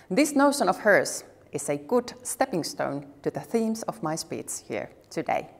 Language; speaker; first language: English; non-native, fluent; Finnish